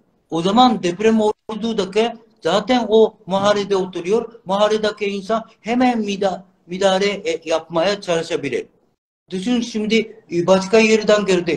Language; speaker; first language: Turkish; non-native, learner; Japanese